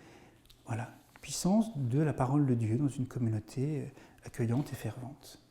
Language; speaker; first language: French; native; French